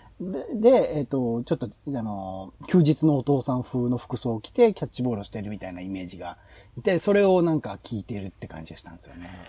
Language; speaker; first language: Japanese; native; Japanese